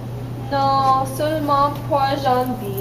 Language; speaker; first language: French; non-native, learner; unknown